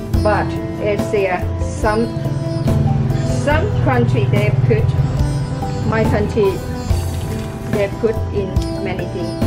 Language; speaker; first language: English; non-native, learner; Thai